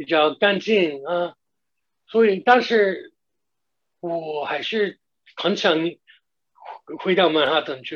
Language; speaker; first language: Chinese; non-native, fluent; English